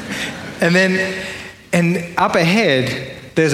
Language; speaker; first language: English; native; English